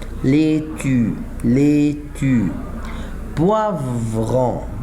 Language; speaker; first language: French; non-native, fluent; Arabic